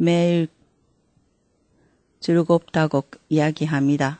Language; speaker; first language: Korean; non-native, fluent; Japanese